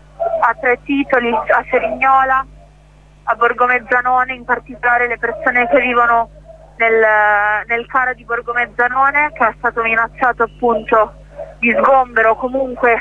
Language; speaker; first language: Italian; native; Italian